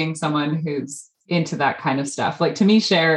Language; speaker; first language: English; native; English